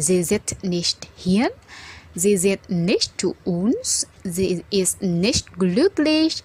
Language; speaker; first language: German; non-native, fluent; Indonesian